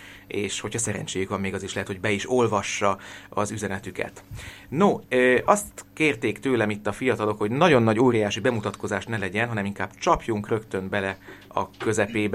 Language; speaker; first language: Hungarian; native; Hungarian